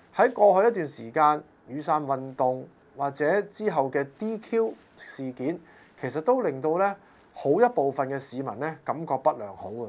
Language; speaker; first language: Cantonese; native; Cantonese